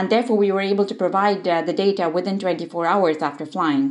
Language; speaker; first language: English; non-native, local second language; Odia